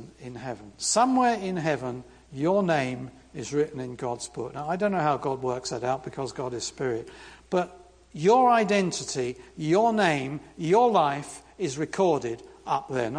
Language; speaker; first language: English; native; English